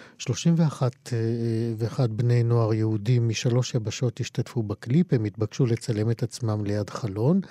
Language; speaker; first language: Hebrew; native; Hebrew